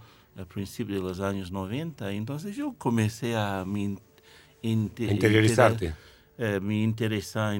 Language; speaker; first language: Spanish; non-native, fluent; English